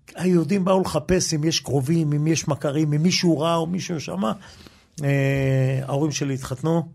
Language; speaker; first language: Hebrew; early bilingual, other home language; Yiddish